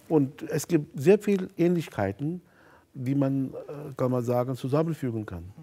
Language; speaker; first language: German; non-native, fluent; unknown